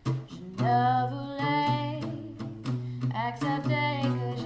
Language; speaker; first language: French; non-native, learner; English